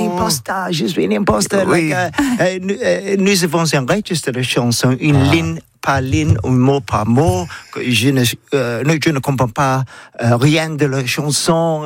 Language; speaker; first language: French; non-native, learner; English